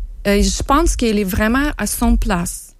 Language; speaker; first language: French; non-native, learner; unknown